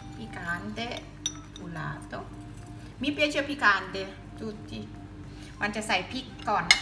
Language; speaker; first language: Italian; non-native, learner; Thai